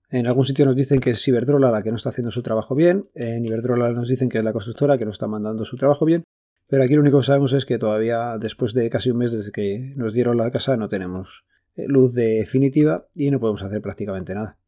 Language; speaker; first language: Spanish; native; Spanish